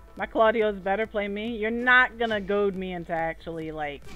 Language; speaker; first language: English; native; English